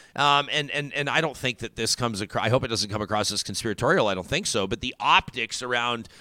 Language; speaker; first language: English; native; English